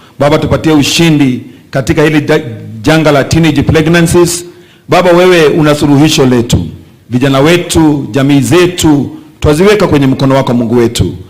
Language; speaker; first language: Swahili; non-native, local second language; Kikuyu